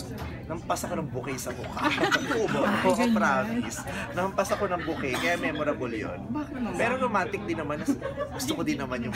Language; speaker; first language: Filipino; native; Filipino